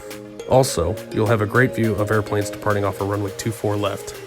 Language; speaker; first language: English; native; English